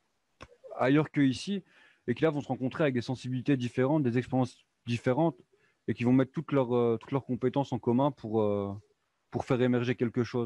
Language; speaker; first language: French; native; French